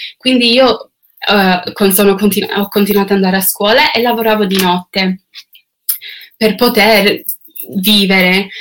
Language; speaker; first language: Italian; non-native, fluent; English